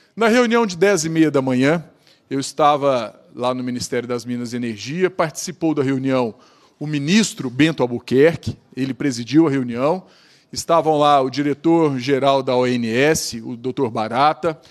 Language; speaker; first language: Portuguese; native; Portuguese